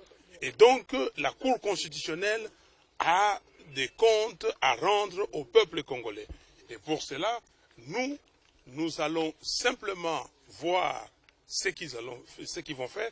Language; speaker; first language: French; non-native, local second language; Lingala